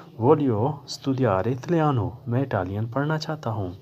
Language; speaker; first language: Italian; non-native, learner; Urdu